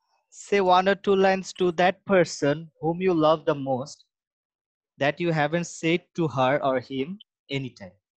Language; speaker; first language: English; non-native, local second language; Bangla